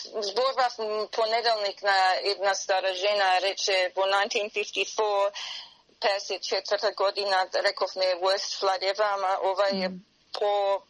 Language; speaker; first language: Macedonian; early bilingual, heritage; Macedonian